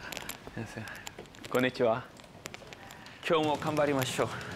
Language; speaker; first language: Japanese; non-native, fluent; Korean